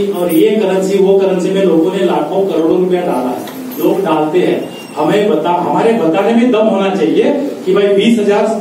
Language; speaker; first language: Hindi; non-native, local second language; Marathi